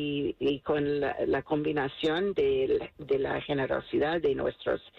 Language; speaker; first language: Spanish; non-native, fluent; English